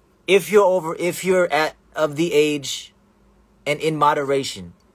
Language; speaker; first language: English; early bilingual, other home language; Korean